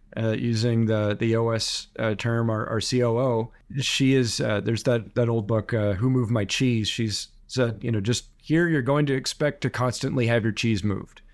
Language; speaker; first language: English; native; English